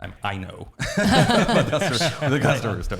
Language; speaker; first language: English; native; English